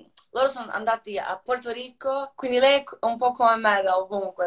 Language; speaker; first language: Italian; non-native, fluent; Croatian